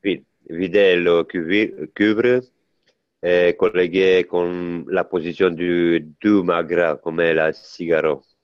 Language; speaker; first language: French; non-native, learner; Italian